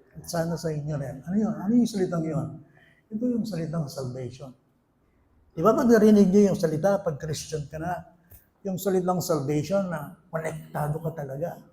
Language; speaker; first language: Filipino; non-native, local second language; Pampanga